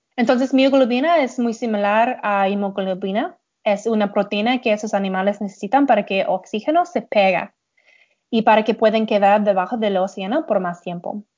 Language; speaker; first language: Spanish; non-native, learner; English